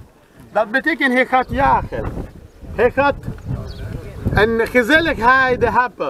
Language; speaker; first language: Dutch; non-native, learner; Arabic